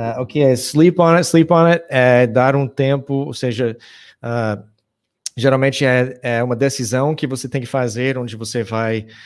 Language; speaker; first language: Portuguese; non-native, fluent; English